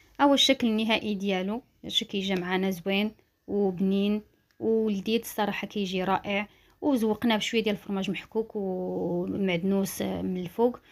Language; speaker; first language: Arabic; native; Arabic